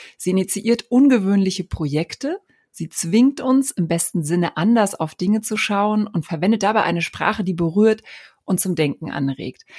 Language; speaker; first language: German; native; German